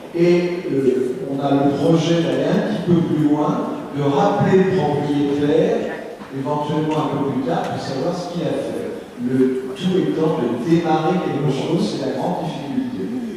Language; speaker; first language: French; native; French